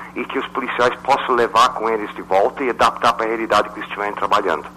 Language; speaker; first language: Portuguese; non-native, fluent; English